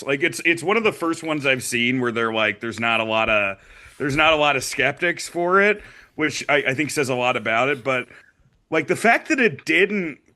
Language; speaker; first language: English; native; English